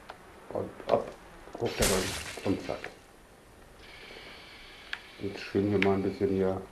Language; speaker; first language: German; native; German